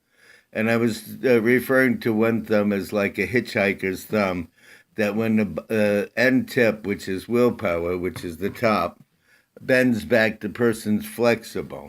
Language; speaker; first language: English; native; English